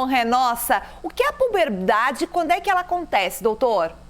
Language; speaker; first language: Portuguese; native; Portuguese